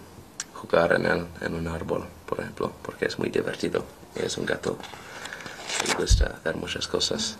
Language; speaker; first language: Spanish; non-native, learner; English